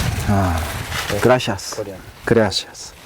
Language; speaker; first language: Spanish; non-native, learner; Korean